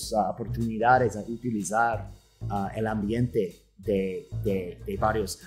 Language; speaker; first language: Spanish; non-native, fluent; English